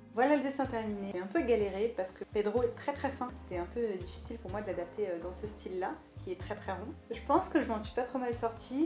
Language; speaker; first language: French; native; French